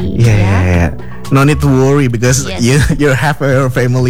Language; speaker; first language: English; non-native, learner; Indonesian